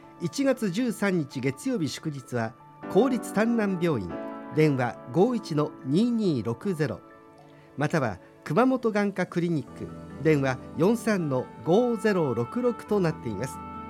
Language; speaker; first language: Japanese; native; Japanese